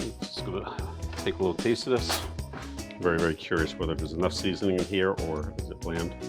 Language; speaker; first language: English; native; English